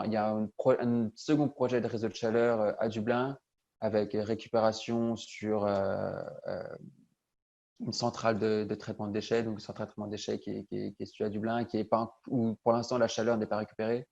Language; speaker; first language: French; native; French